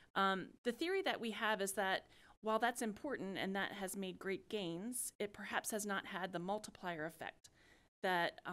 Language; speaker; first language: English; native; English